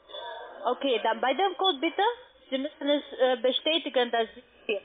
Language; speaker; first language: German; non-native, learner; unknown